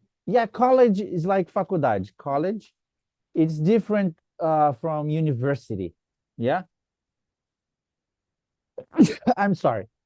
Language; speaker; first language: English; non-native, fluent; Portuguese